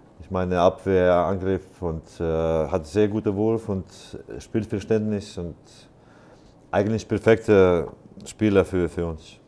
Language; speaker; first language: German; non-native, fluent; Icelandic